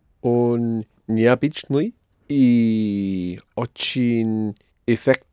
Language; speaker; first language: Russian; non-native, learner; English